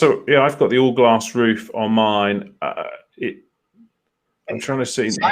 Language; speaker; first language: English; native; English